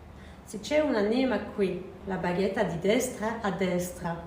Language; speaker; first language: Italian; non-native, learner; French